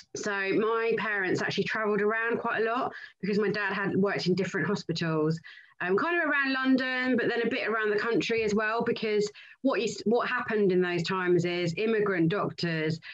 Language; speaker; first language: English; native; English